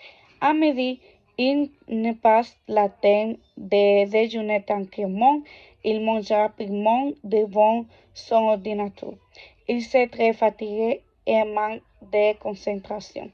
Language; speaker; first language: French; non-native, learner; Spanish